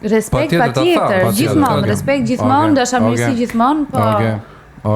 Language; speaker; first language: Albanian; native; Albanian